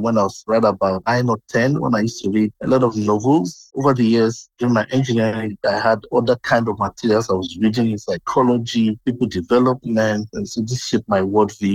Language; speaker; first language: English; non-native, local second language; Yoruba